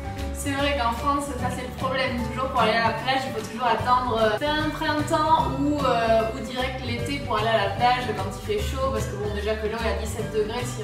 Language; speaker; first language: French; native; French